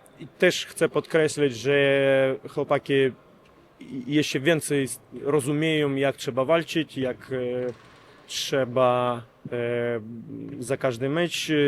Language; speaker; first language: Polish; non-native, learner; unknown